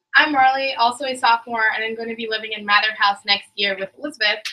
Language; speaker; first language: English; native; English